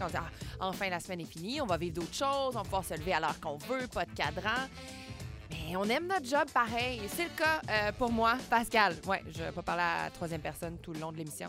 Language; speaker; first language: French; native; French